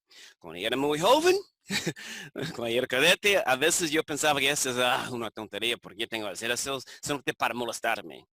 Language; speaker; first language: Spanish; non-native, fluent; English